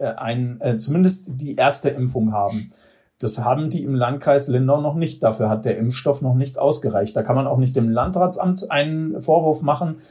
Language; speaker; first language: German; native; German